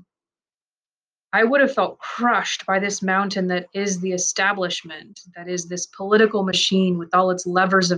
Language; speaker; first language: English; early bilingual, other home language; Persian